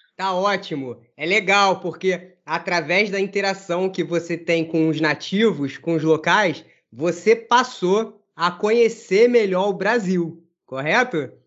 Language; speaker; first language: Portuguese; native; Portuguese